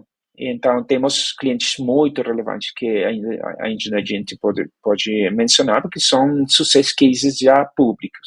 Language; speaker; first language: Portuguese; non-native, fluent; Spanish